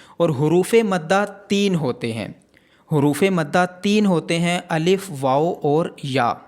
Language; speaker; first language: Urdu; native; Urdu